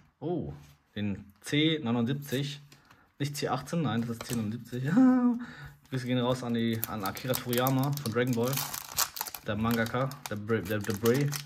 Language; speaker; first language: German; early bilingual, other home language; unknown